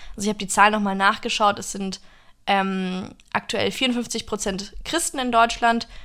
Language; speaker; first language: German; non-native, fluent; English